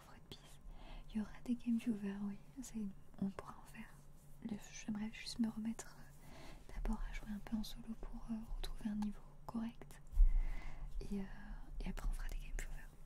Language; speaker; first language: French; native; French